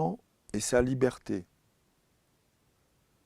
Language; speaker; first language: French; native; French